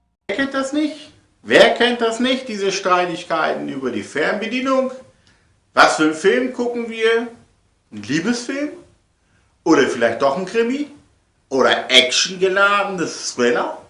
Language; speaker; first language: German; native; German